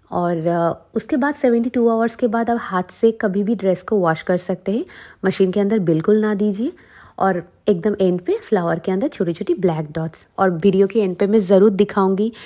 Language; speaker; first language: Hindi; non-native, local second language; Bangla